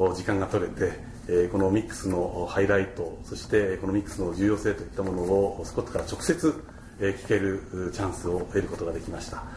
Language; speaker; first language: Japanese; native; Japanese